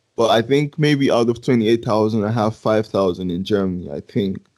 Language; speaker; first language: English; non-native, local second language; Yoruba